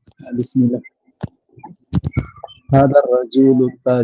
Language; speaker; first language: Arabic; non-native, learner; Filipino